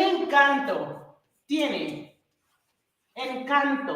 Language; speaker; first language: Spanish; non-native, fluent; English